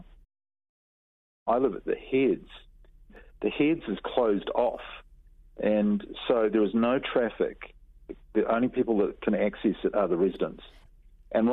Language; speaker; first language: English; native; English